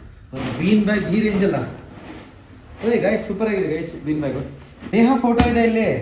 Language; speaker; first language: Kannada; native; Kannada